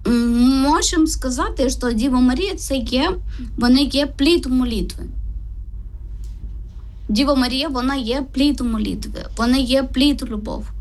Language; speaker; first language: Ukrainian; non-native, learner; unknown